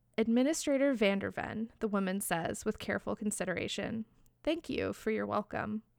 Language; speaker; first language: English; native; English